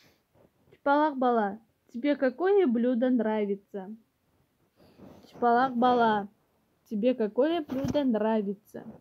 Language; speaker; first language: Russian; non-native, local second language; Kyrgyz